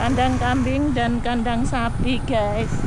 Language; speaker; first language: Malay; non-native, local second language; Javanese